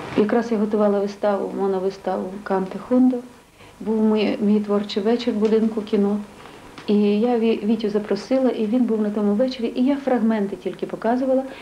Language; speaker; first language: Ukrainian; native; Ukrainian